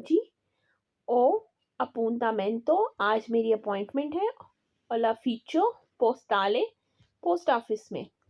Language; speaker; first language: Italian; non-native, learner; Urdu